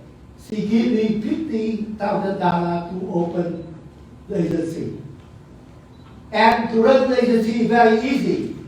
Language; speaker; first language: English; non-native, learner; Vietnamese